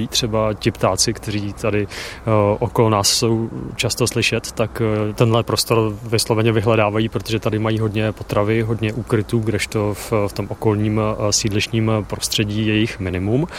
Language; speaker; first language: Czech; native; Czech